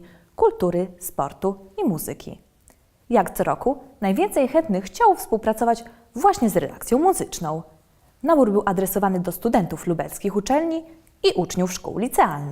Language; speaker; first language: Polish; native; Polish